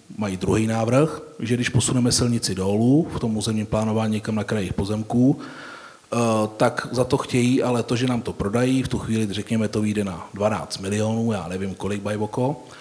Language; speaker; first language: Czech; native; Czech